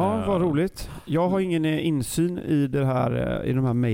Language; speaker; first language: Swedish; native; Swedish